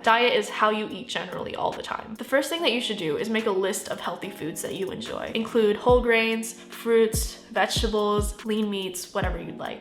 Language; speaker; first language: English; native; English